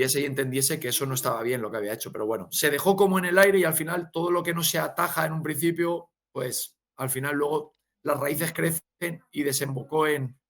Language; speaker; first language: Spanish; native; Spanish